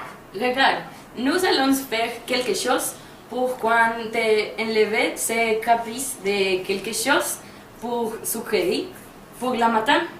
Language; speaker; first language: French; non-native, learner; Spanish